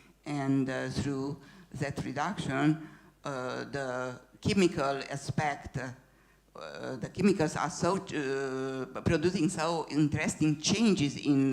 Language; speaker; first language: English; non-native, fluent; Hungarian